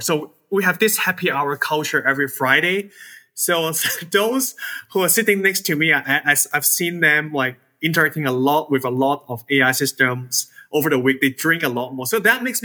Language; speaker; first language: English; non-native, local second language; Cantonese